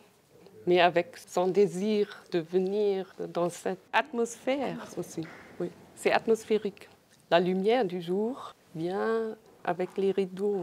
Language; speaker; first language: French; non-native, fluent; German